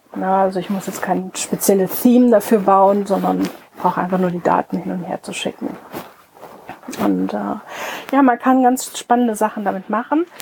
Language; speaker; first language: German; native; German